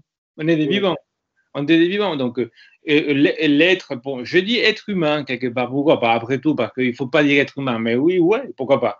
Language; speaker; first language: French; non-native, fluent; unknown